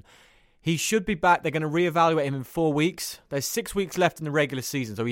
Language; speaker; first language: English; native; English